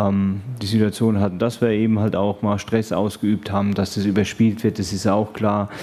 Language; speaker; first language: German; native; German